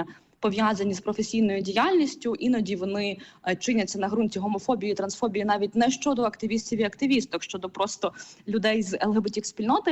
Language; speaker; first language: Ukrainian; native; Ukrainian